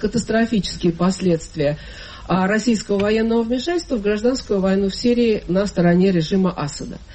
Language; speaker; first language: Russian; native; Russian